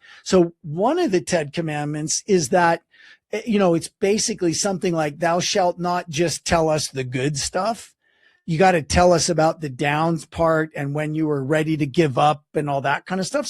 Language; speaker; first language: English; native; English